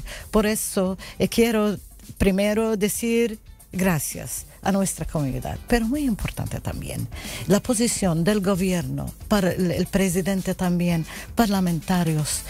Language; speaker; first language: Spanish; non-native, learner; Arabic